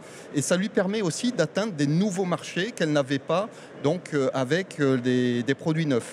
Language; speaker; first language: French; native; French